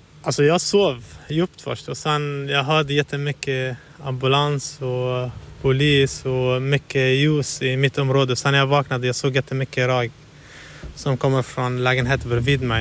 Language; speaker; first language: Swedish; non-native, fluent; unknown